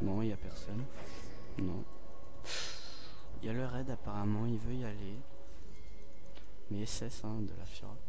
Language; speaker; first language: French; native; French